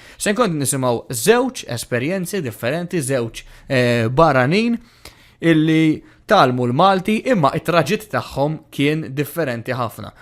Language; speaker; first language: Maltese; native; Maltese